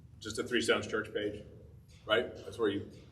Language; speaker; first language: English; native; English